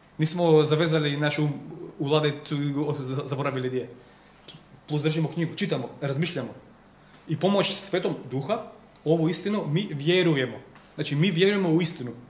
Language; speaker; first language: Serbian; non-native, fluent; Macedonian